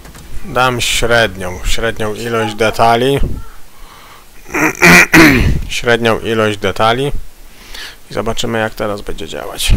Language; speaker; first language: Polish; native; Polish